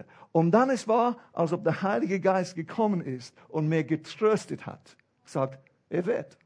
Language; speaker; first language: German; non-native, fluent; English